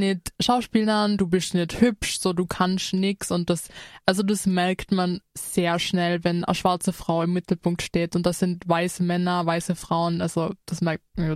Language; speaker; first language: German; native; German